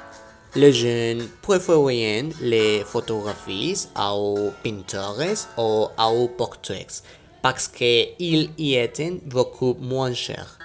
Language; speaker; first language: French; non-native, learner; Spanish